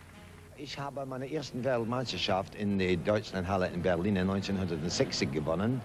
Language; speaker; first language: German; non-native, learner; English